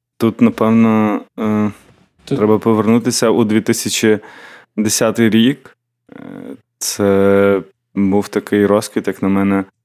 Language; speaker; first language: Ukrainian; native; Ukrainian